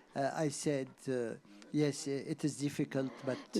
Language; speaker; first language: English; non-native, fluent; Arabic